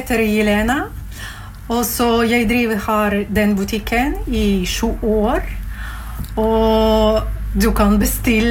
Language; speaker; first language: Norwegian; non-native, fluent; Latvian